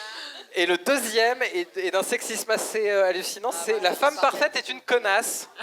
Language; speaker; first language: French; native; French